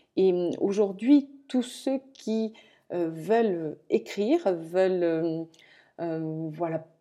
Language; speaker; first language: French; native; French